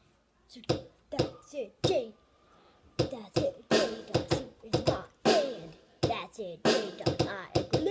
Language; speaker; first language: English; native; English